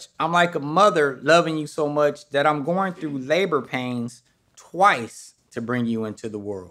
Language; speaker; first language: English; native; English